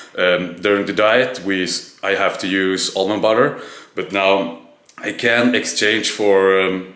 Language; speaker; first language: English; non-native, fluent; Swedish